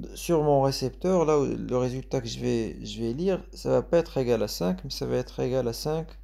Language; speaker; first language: French; non-native, local second language; Arabic